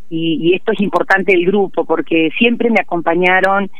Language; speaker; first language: Spanish; native; Spanish